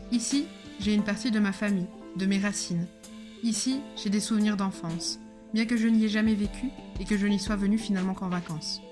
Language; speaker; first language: French; early bilingual, other home language; Hebrew